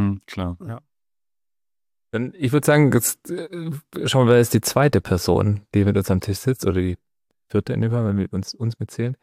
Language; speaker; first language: German; native; German